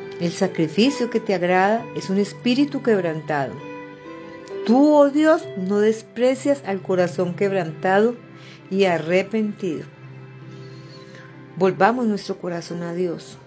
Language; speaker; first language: Spanish; native; Spanish